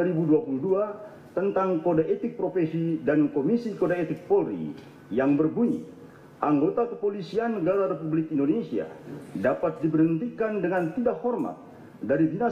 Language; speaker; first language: Indonesian; native; Indonesian